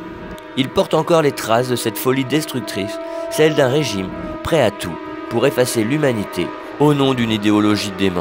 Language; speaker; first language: French; native; French